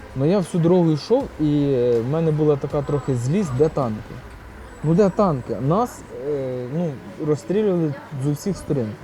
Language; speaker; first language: Ukrainian; native; Ukrainian